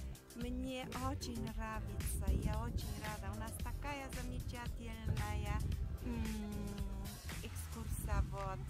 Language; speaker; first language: Russian; non-native, fluent; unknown